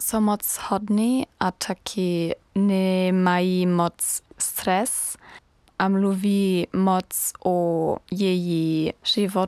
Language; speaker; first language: Czech; non-native, learner; German